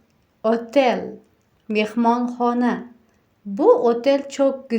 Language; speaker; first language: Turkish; non-native, fluent; Uzbek